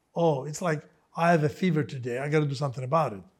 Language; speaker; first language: English; non-native, fluent; Greek